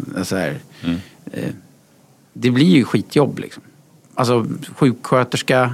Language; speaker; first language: Swedish; native; Swedish